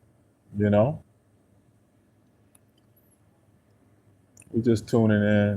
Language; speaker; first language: English; native; English